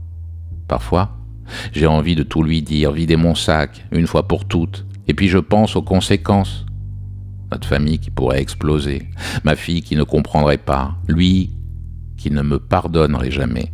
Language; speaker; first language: French; native; French